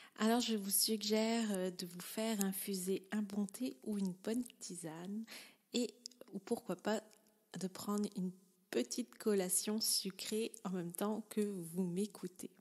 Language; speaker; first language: French; native; French